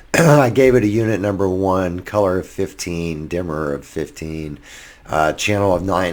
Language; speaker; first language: English; native; English